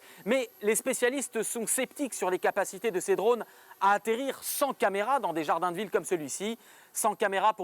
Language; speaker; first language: French; native; French